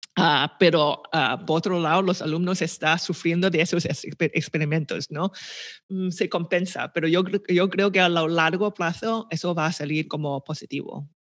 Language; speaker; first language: Spanish; non-native, fluent; Chinese